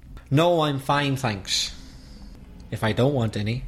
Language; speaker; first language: English; native; English